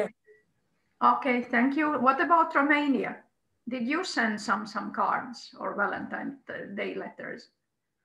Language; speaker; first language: English; non-native, fluent; Croatian